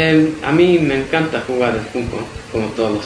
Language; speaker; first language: Spanish; early bilingual, heritage; Spanish